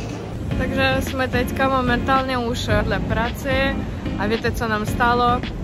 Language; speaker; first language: Czech; non-native, fluent; Ukrainian